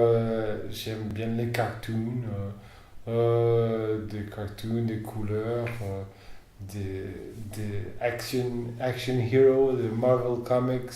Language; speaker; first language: French; non-native, fluent; English